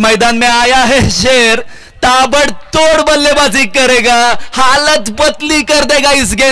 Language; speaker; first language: Hindi; non-native, local second language; Marathi